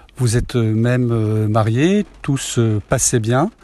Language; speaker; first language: French; native; French